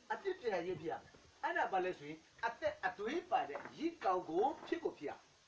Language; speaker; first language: Burmese; non-native, local second language; Kachin